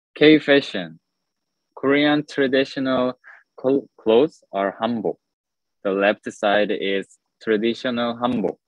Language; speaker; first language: English; non-native, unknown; Korean